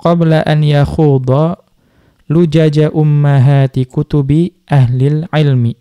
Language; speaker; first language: Arabic; non-native, fluent; Indonesian